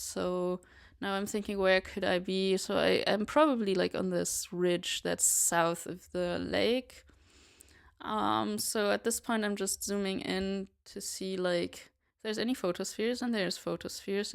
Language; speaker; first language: English; non-native, fluent; German